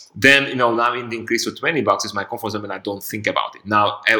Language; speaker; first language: English; non-native, fluent; Hungarian